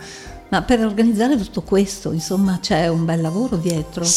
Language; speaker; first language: Italian; native; Italian